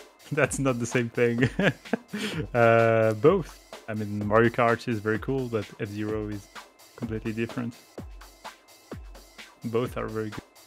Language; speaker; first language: English; non-native, fluent; French